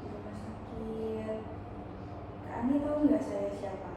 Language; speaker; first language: Indonesian; native; Indonesian